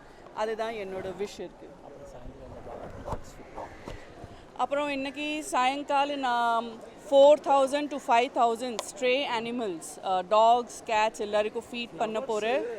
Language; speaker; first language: Tamil; non-native, fluent; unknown